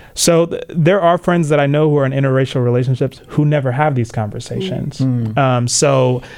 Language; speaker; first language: English; early bilingual, other home language; Swahili